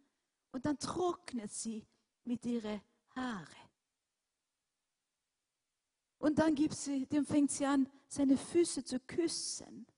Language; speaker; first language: German; non-native, fluent; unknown